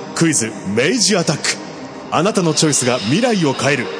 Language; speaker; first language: Japanese; native; Japanese